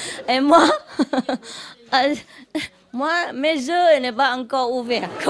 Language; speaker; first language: French; non-native, learner; Vietnamese